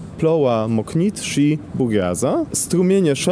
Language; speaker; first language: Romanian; non-native, fluent; Polish